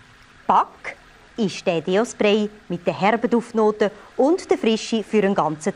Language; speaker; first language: German; native; German